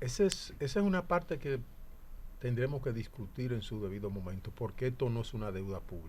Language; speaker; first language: Spanish; native; Spanish